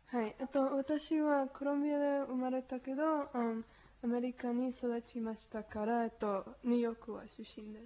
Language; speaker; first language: Japanese; non-native, learner; Spanish